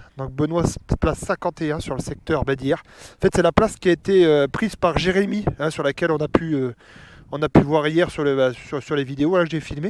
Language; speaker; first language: French; native; French